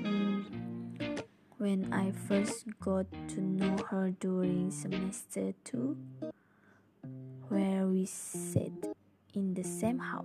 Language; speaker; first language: English; non-native, local second language; Malay